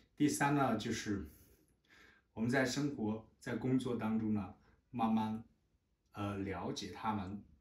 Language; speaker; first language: Chinese; native; Chinese